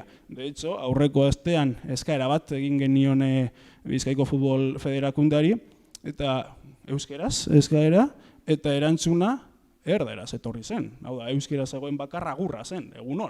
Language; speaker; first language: Basque; native; Basque